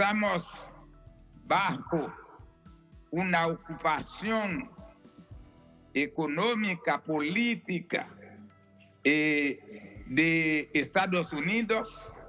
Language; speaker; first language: Spanish; non-native, fluent; Haitian Creole